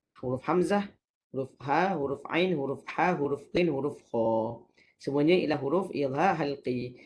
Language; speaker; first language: Malay; native; Malay